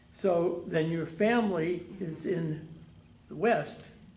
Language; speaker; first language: English; native; English